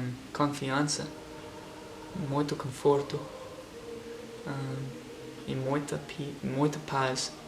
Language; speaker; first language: Portuguese; non-native, learner; English